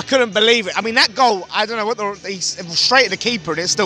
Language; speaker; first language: English; native; English